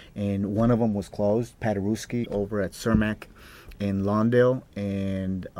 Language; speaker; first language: English; early bilingual, other home language; Spanish